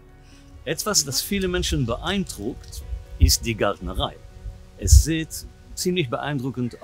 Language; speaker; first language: German; non-native, fluent; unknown